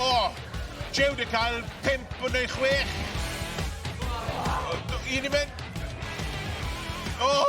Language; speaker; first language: Welsh; non-native, learner; English